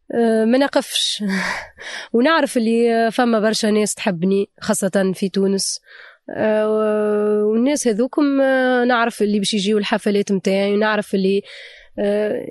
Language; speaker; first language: Arabic; native; Arabic